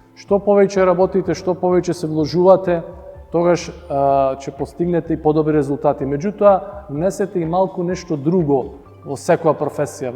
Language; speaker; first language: Macedonian; early bilingual, heritage; Macedonian